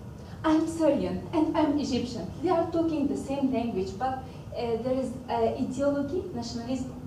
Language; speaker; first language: English; non-native, fluent; Arabic